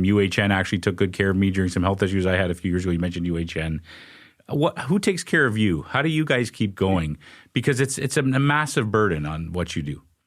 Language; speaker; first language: English; native; English